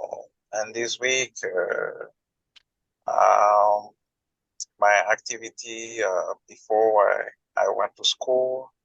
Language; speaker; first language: English; non-native, learner; Haitian Creole